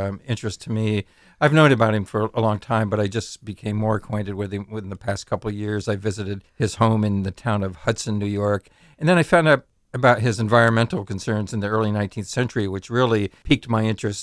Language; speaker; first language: English; native; English